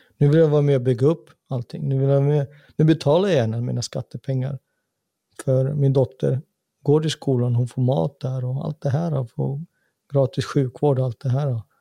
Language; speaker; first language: Swedish; native; Swedish